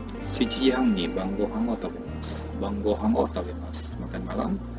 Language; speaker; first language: Japanese; non-native, fluent; Indonesian